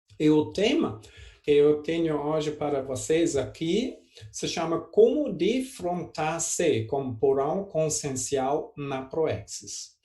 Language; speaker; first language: Portuguese; non-native, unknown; German